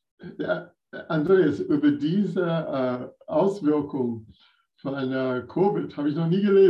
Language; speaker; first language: German; non-native, fluent; English